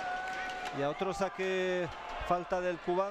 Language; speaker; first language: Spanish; non-native, fluent; French